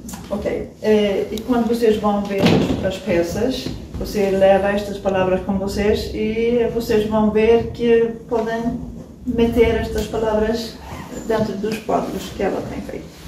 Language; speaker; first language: Portuguese; non-native, learner; Swedish